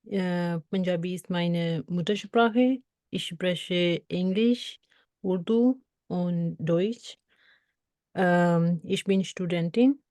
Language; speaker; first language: German; non-native, learner; Punjabi